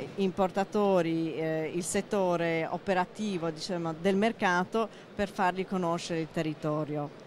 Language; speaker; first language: Italian; non-native, fluent; English